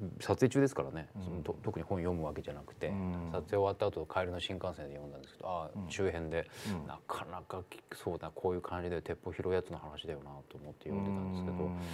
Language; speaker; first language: Japanese; native; Japanese